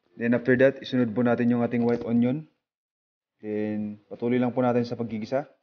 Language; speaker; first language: Filipino; non-native, local second language; Iloko